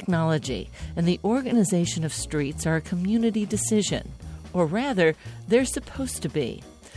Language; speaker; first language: English; native; English